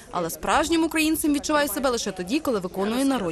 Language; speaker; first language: Ukrainian; native; Ukrainian